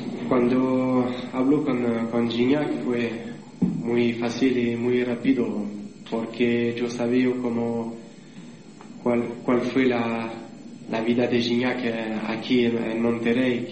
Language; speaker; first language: Spanish; non-native, learner; French